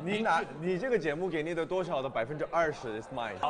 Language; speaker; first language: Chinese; non-native, fluent; Korean